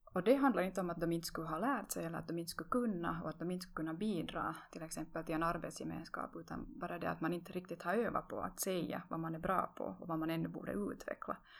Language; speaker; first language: Swedish; native; Swedish